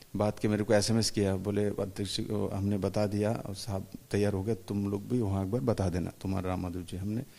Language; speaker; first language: Hindi; non-native, local second language; Bangla